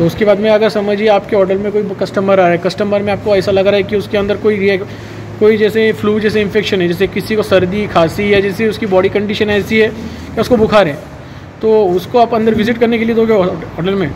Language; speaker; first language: Hindi; non-native, local second language; Marathi